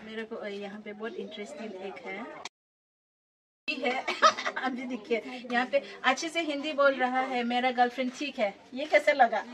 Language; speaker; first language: Hindi; non-native, local second language; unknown